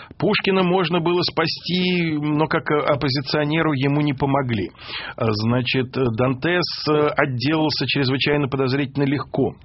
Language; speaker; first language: Russian; native; Russian